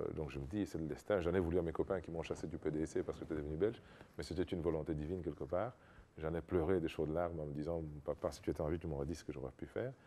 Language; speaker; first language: French; non-native, local second language; Lingala